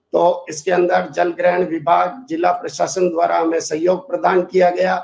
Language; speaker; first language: Hindi; native; Hindi